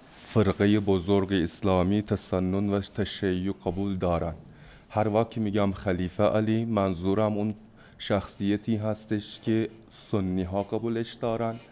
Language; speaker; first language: Persian; non-native, fluent; Turkish